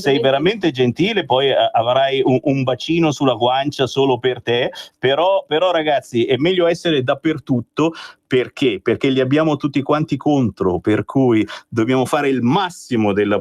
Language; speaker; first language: Italian; native; Italian